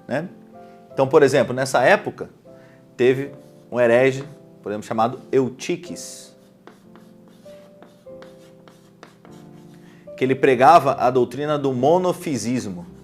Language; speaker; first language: Portuguese; native; Portuguese